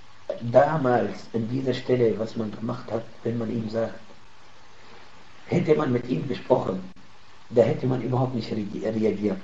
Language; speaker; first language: German; non-native, fluent; Arabic